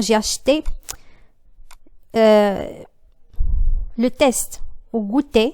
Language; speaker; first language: French; non-native, learner; Arabic